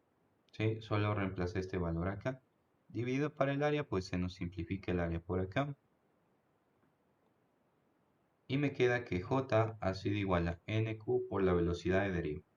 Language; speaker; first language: Spanish; native; Spanish